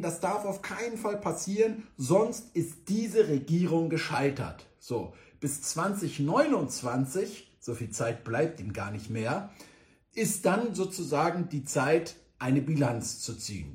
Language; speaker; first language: German; native; German